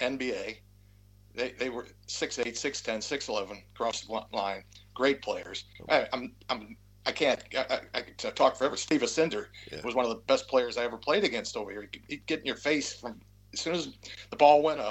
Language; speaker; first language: English; native; English